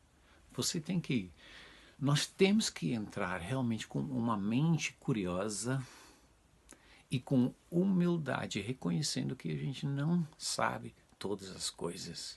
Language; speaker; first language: Portuguese; non-native, fluent; Dutch